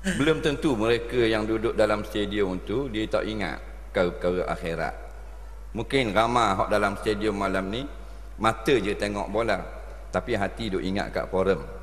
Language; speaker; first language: Malay; native; Malay